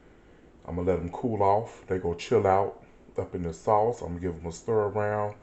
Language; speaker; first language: English; native; English